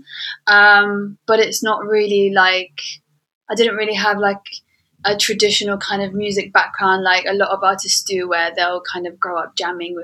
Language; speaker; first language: English; native; English